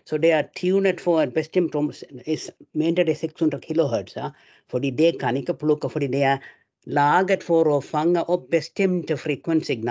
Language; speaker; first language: Norwegian; non-native, fluent; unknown